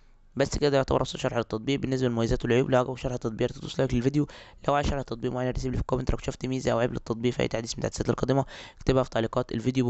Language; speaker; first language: Arabic; native; Arabic